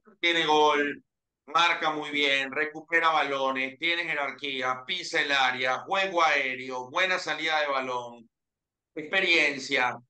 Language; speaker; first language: Spanish; native; Spanish